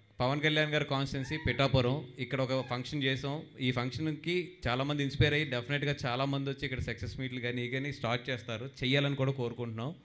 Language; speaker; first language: Telugu; native; Telugu